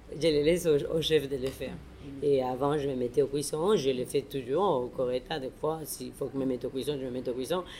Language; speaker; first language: French; non-native, fluent; Spanish